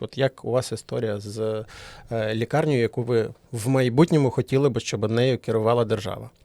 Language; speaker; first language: Ukrainian; native; Ukrainian